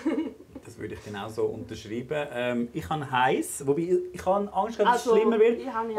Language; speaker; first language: German; native; German